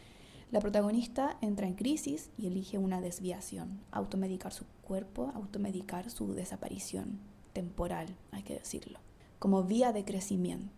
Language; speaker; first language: Spanish; native; Spanish